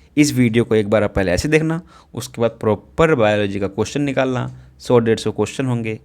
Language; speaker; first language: Hindi; native; Hindi